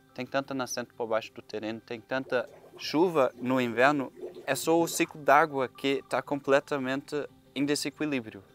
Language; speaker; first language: Portuguese; non-native, fluent; German